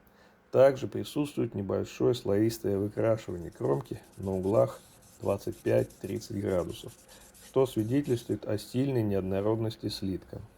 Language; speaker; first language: Russian; native; Russian